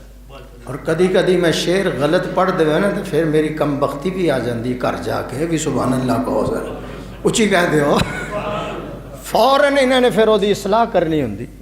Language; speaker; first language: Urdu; non-native, local second language; Punjabi